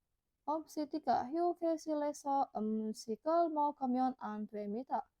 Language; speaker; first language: Korean; non-native, learner; Indonesian